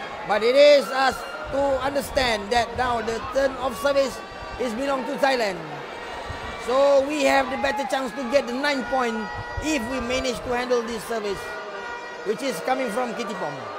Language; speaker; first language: English; non-native, local second language; Malay